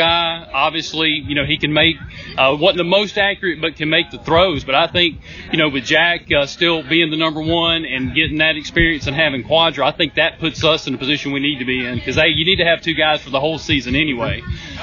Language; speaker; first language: English; native; English